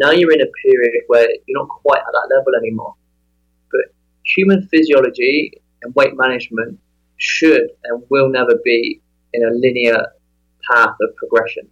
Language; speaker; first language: English; native; English